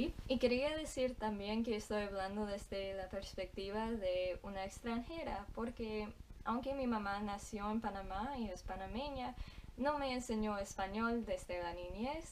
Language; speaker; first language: Spanish; non-native, fluent; English